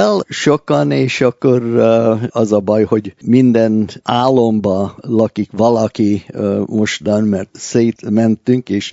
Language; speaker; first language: Hungarian; early bilingual, heritage; Hungarian